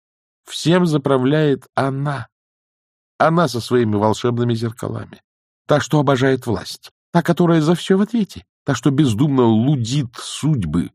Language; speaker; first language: Russian; native; Russian